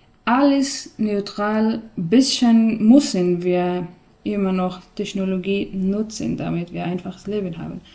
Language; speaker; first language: German; non-native, learner; Persian